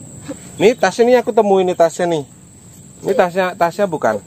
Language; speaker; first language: Indonesian; native; Indonesian